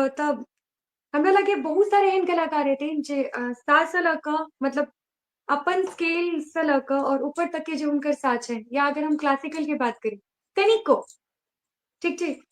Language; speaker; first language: Maithili; early bilingual, heritage; Maithili